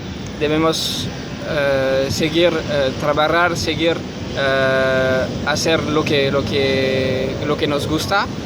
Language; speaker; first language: Spanish; non-native, learner; French